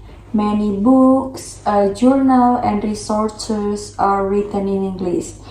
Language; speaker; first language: English; non-native, learner; Indonesian